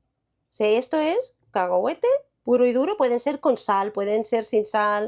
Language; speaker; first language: Spanish; native; Spanish